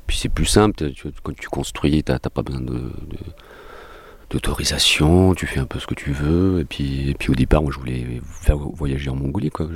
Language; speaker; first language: French; native; French